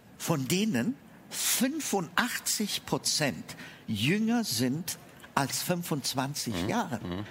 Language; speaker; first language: German; non-native, fluent; Amharic